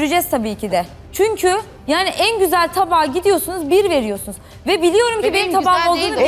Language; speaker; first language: Turkish; native; Turkish